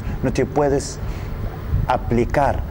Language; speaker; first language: Spanish; non-native, learner; Arabic